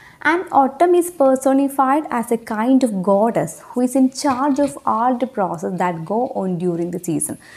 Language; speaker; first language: English; non-native, local second language; Malayalam